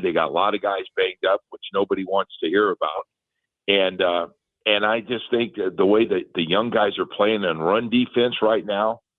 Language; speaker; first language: English; native; English